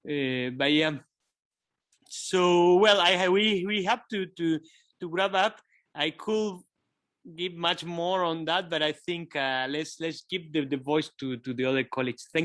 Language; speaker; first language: English; non-native, fluent; Kabuverdianu